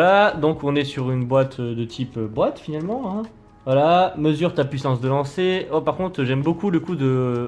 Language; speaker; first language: French; native; French